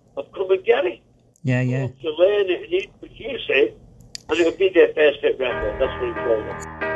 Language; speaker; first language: English; native; English